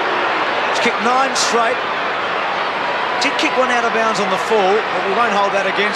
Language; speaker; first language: English; native; English